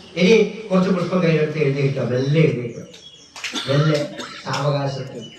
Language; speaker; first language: Malayalam; native; Malayalam